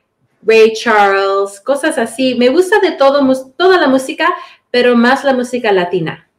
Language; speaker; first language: Spanish; early bilingual, heritage; Spanish